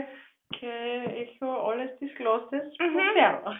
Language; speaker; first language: Greek; non-native, learner; German